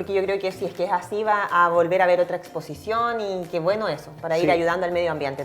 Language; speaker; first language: Spanish; native; Spanish